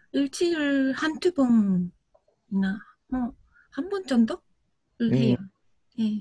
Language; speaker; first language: Korean; non-native, fluent; Japanese